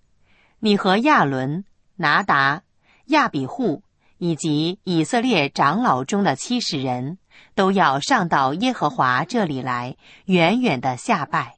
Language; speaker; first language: Chinese; native; Chinese